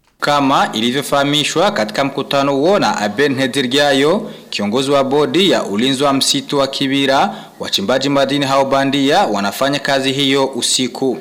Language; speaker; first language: Swahili; non-native, local second language; Rundi